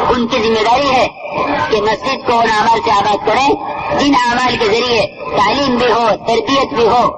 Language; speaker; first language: Urdu; native; Urdu